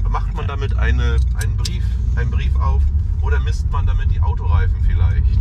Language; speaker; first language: German; native; German